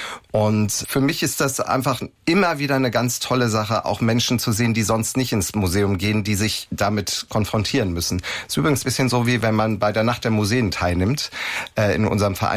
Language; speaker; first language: German; native; German